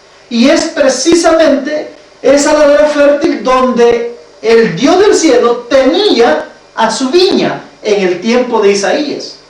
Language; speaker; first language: Spanish; native; Spanish